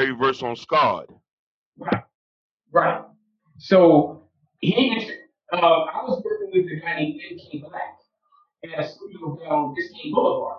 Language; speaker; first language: English; native; English